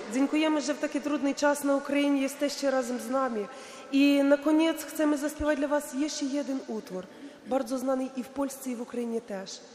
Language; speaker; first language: Polish; non-native, learner; Ukrainian